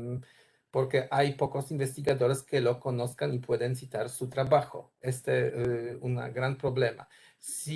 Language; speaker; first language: Spanish; non-native, learner; Polish